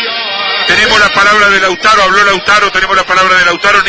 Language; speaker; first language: Spanish; native; Spanish